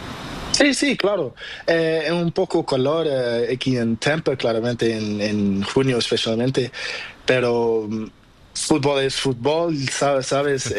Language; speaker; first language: Spanish; non-native, learner; Portuguese